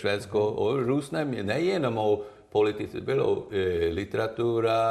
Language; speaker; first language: Czech; non-native, learner; Swedish